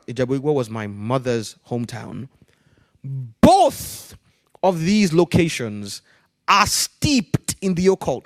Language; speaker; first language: English; non-native, local second language; Yoruba